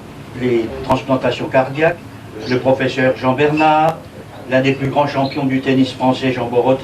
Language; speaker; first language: French; native; French